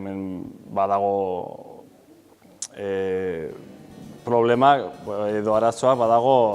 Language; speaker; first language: Basque; non-native, local second language; Spanish